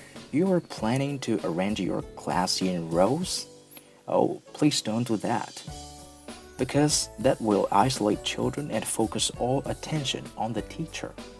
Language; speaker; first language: English; non-native, fluent; Chinese